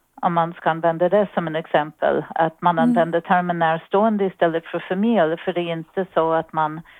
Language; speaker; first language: Swedish; non-native, fluent; English